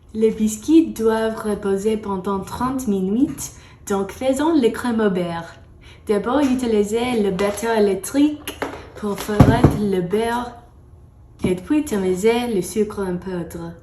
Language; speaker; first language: French; non-native, learner; English